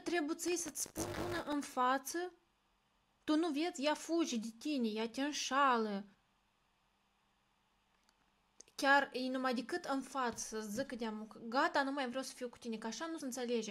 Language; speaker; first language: Romanian; native; Romanian